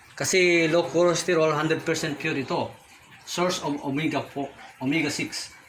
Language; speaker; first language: Filipino; native; Filipino